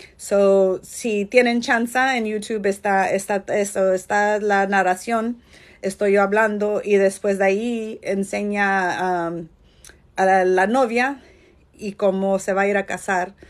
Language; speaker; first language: Spanish; early bilingual, heritage; Spanish